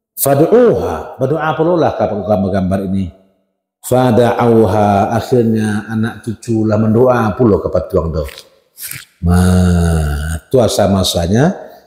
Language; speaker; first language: Malay; non-native, local second language; Minangkabau